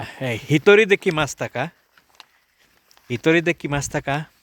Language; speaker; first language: Japanese; non-native, learner; Bangla